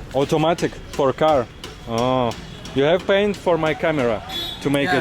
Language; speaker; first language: English; non-native, learner; Russian